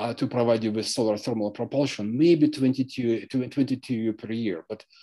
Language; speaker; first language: English; non-native, fluent; Russian